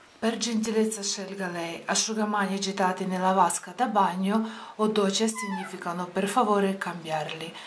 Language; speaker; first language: Italian; non-native, learner; Ukrainian